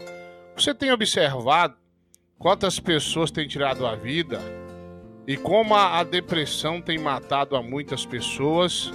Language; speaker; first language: Portuguese; native; Portuguese